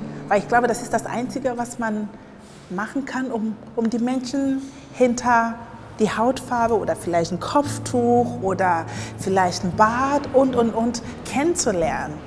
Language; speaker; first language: German; early bilingual, other home language; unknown